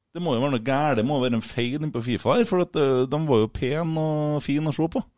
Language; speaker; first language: Norwegian; native; Norwegian